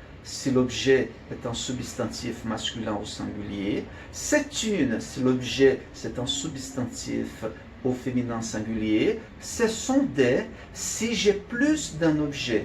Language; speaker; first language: French; non-native, fluent; Portuguese